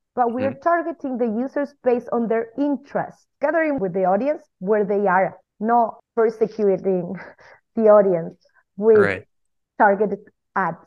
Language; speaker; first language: English; non-native, fluent; Spanish